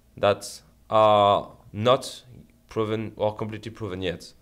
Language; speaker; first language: English; non-native, fluent; French